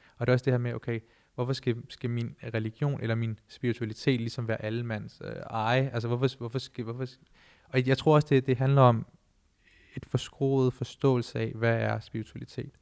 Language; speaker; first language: Danish; early bilingual, other home language; Punjabi